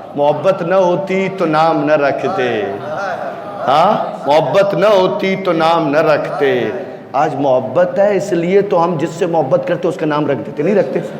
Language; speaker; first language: Urdu; native; Urdu